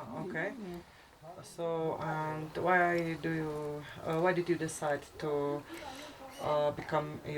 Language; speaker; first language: English; non-native, fluent; Slovenian